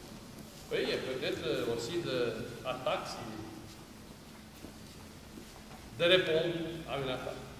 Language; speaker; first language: French; non-native, fluent; Romanian